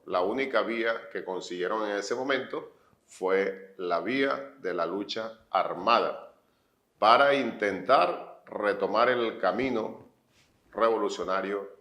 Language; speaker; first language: Spanish; native; Spanish